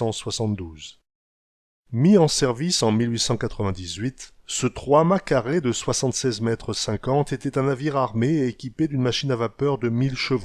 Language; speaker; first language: French; native; French